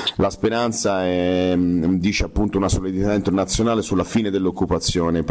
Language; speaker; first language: Italian; native; Italian